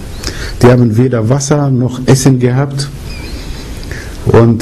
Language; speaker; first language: German; early bilingual, other home language; Arabic